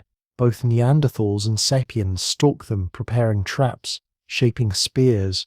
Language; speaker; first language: English; native; English